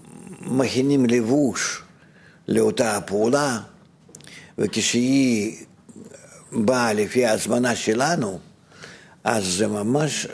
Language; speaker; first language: Hebrew; non-native, fluent; Russian